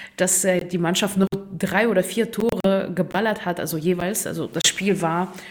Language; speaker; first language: German; non-native, fluent; Russian